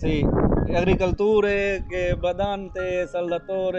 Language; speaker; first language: Italian; non-native, learner; Urdu